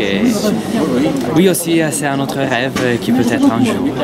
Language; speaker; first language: French; non-native, fluent; Italian